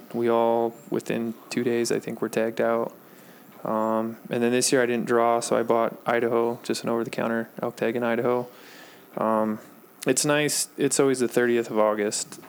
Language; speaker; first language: English; native; English